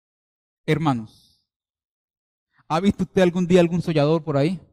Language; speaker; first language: Spanish; native; Spanish